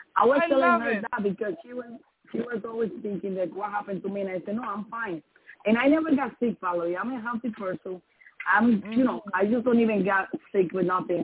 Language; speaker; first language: English; non-native, learner; Spanish